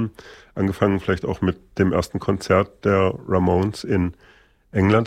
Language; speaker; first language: German; native; German